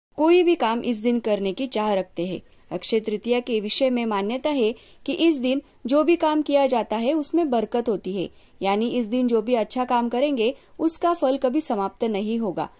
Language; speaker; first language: Hindi; non-native, local second language; Marathi